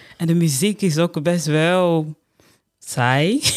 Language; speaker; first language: Dutch; non-native, fluent; Portuguese